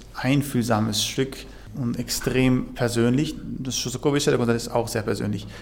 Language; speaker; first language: German; native; German